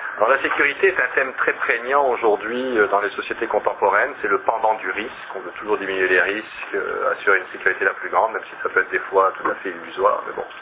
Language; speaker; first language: French; native; French